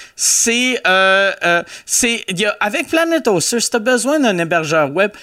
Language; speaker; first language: French; native; French